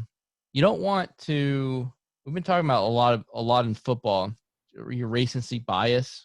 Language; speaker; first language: English; native; English